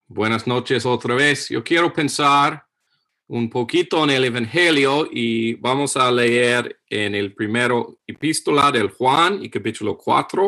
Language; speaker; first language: Spanish; non-native, fluent; English